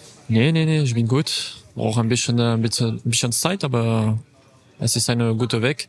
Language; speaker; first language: German; non-native, learner; French